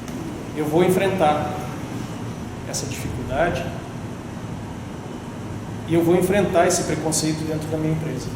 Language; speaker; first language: Portuguese; native; Portuguese